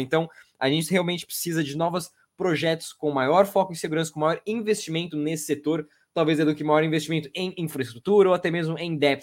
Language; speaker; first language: Portuguese; native; Portuguese